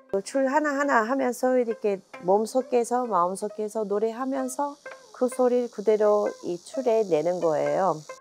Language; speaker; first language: Korean; non-native, fluent; English